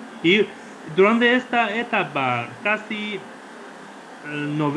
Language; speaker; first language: Spanish; non-native, fluent; Chinese